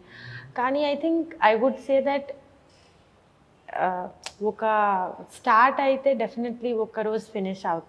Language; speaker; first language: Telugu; non-native, fluent; Bangla